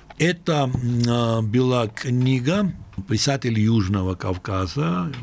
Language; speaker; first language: Russian; non-native, local second language; Georgian